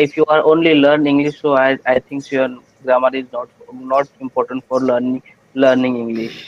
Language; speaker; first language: English; non-native, learner; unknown